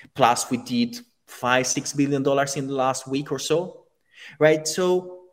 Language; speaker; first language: English; non-native, fluent; Italian